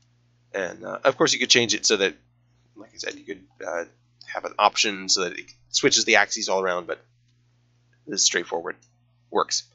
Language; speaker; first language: English; native; English